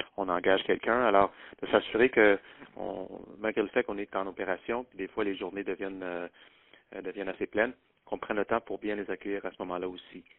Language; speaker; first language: French; native; French